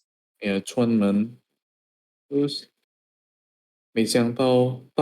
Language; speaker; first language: Chinese; non-native, learner; Indonesian